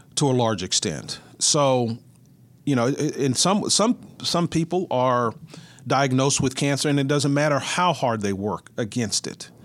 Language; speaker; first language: English; native; English